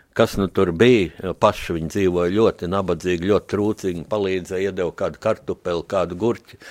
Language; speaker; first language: Latvian; native; Latvian